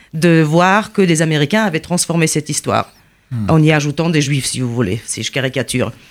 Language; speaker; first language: French; non-native, fluent; Polish